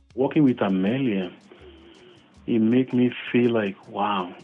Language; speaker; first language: English; non-native, local second language; Yoruba